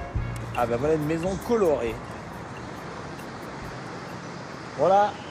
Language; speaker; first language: French; native; French